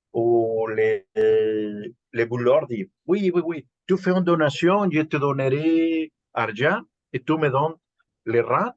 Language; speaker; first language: French; non-native, learner; Spanish